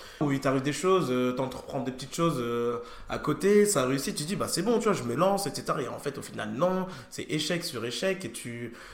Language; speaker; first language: French; early bilingual, other home language; Ewe